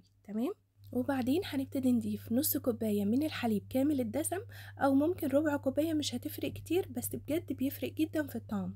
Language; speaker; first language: Arabic; native; Arabic